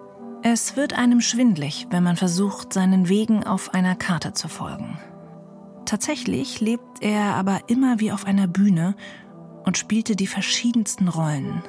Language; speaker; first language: German; native; German